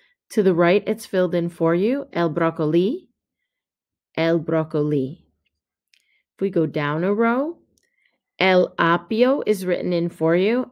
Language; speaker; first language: English; native; English